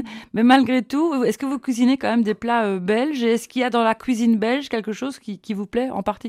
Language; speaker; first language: French; native; French